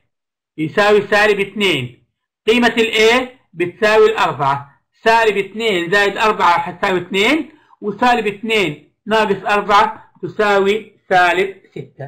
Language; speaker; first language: Arabic; native; Arabic